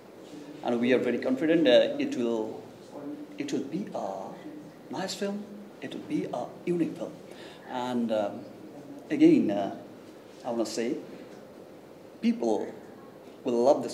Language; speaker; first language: English; non-native, learner; Bangla